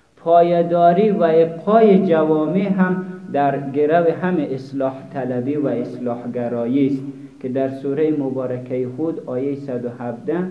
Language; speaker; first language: Persian; native; Persian